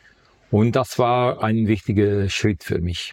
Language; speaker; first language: German; non-native, fluent; Dutch